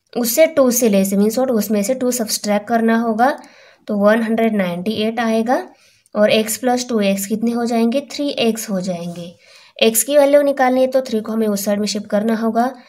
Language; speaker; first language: Hindi; non-native, local second language; Marathi